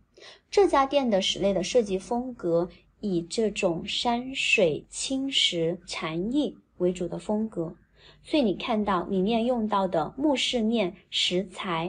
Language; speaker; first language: Chinese; native; Chinese